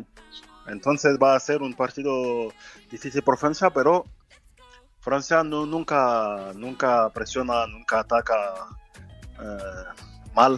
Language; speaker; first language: Spanish; non-native, fluent; French